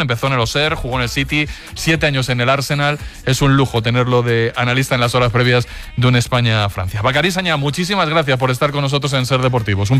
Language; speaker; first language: Spanish; native; Spanish